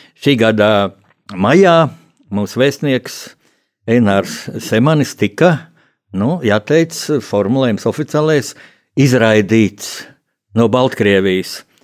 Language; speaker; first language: Latvian; native; Latvian